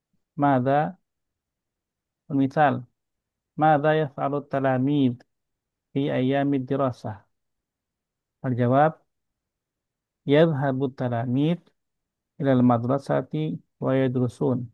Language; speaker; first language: Arabic; non-native, fluent; Indonesian